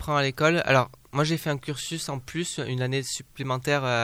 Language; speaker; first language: French; native; French